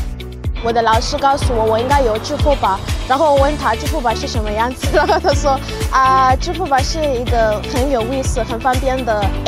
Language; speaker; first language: Chinese; non-native, learner; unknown